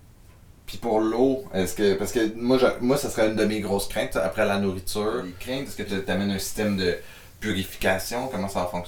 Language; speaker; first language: French; native; French